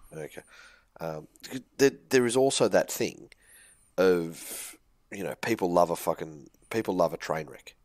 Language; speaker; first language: English; native; English